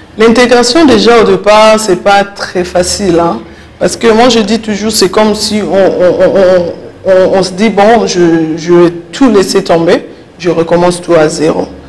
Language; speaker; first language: French; non-native, local second language; Lingala